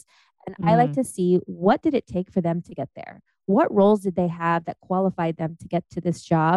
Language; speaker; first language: English; native; English